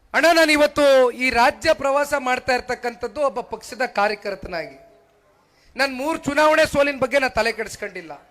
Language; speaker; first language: Kannada; native; Kannada